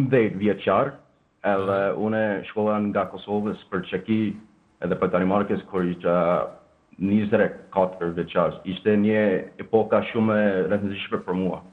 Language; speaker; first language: Albanian; non-native, learner; Danish